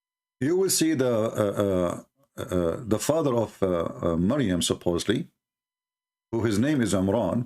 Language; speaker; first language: English; non-native, fluent; Arabic